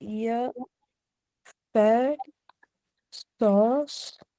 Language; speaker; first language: French; non-native, learner; Punjabi